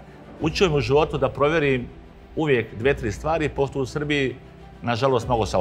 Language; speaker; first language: Serbian; native; Serbian